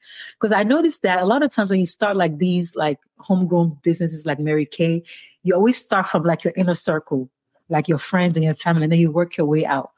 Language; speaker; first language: English; non-native, local second language; Yoruba